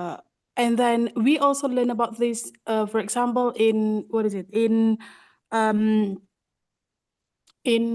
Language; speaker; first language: English; non-native, fluent; Indonesian